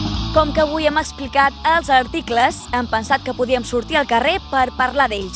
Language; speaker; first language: Catalan; native; Catalan